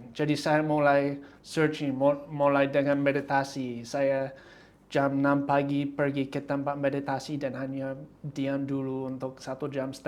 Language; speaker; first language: Indonesian; non-native, fluent; English